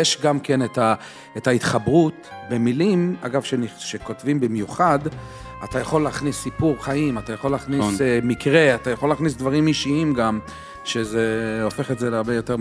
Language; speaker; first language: Hebrew; native; Hebrew